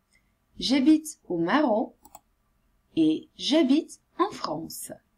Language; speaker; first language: French; non-native, fluent; Italian